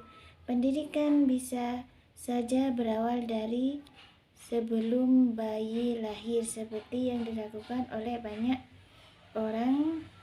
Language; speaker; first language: Indonesian; native; Indonesian